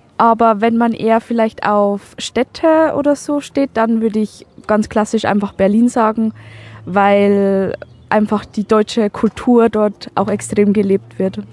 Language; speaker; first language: German; native; German